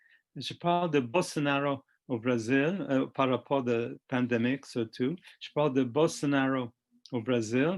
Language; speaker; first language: French; non-native, fluent; English